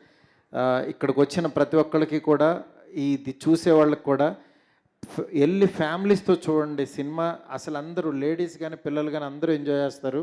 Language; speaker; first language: Telugu; native; Telugu